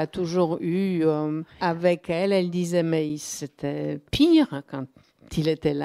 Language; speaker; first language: French; non-native, fluent; Polish